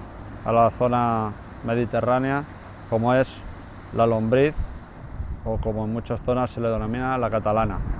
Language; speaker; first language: Spanish; native; Spanish